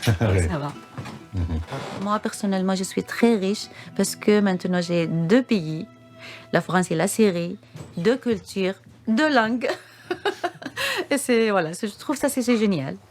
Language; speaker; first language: French; non-native, fluent; Arabic